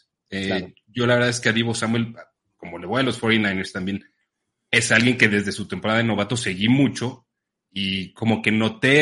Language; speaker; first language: Spanish; native; Spanish